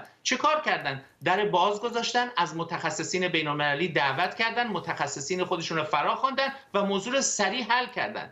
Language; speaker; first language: Persian; native; Persian